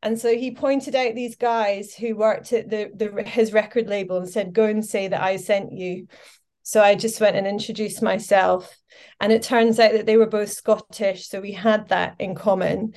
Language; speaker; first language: English; native; English